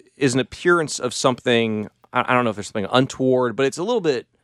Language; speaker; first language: English; native; English